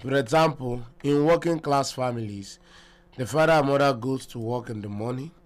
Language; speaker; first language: English; non-native, local second language; Yoruba